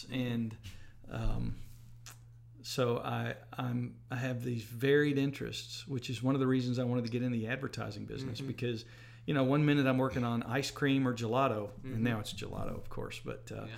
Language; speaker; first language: English; native; English